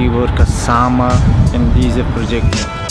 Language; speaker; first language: Dutch; non-native, learner; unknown